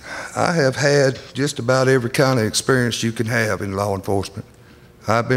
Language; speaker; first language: English; native; English